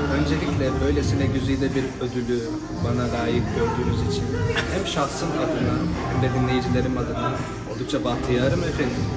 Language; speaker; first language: Turkish; native; Turkish